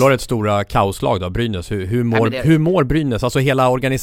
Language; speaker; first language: Swedish; native; Swedish